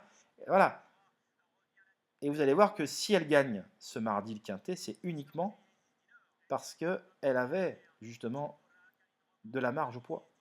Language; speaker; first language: French; native; French